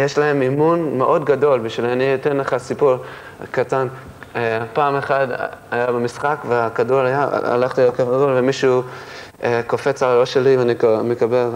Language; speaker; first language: Hebrew; early bilingual, heritage; English